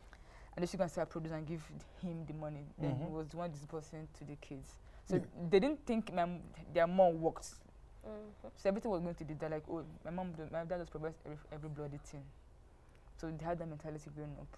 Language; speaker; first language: English; non-native, local second language; Igbo